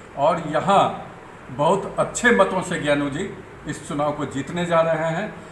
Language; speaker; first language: Hindi; native; Hindi